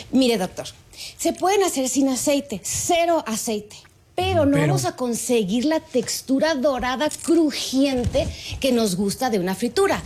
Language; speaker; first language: Spanish; native; Spanish